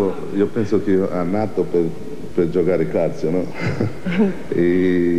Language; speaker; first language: Italian; non-native, learner; Portuguese